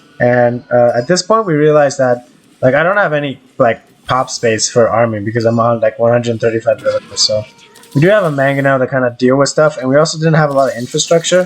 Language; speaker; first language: English; native; English